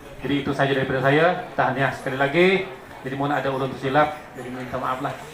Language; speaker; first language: Malay; non-native, local second language; Banjar